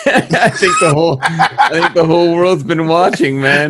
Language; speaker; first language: English; native; English